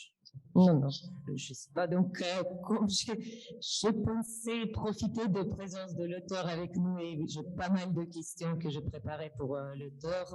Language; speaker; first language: French; non-native, fluent; Russian